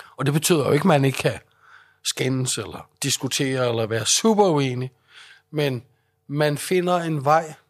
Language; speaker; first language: Danish; native; Danish